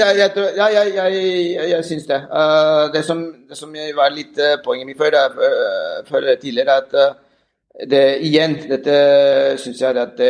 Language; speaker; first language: Norwegian; non-native, fluent; Spanish